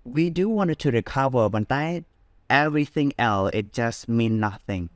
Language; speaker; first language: English; non-native, learner; Khmer